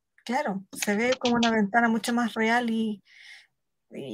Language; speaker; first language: Spanish; native; Spanish